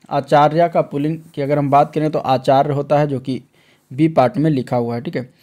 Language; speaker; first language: Hindi; native; Hindi